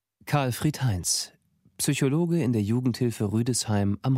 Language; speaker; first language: German; native; German